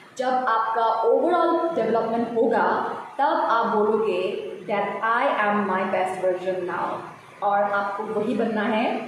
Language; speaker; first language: Hindi; non-native, local second language; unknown